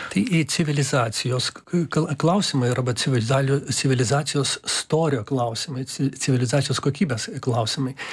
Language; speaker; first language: Lithuanian; non-native, local second language; Russian